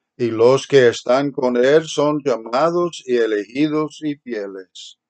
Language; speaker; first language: Spanish; non-native, fluent; English